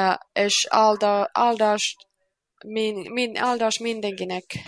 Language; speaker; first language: Hungarian; non-native, learner; Finnish